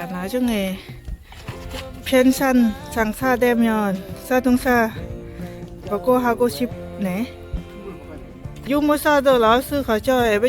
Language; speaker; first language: Korean; non-native, learner; Lao